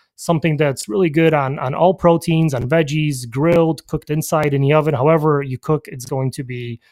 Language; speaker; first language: English; early bilingual, other home language; Polish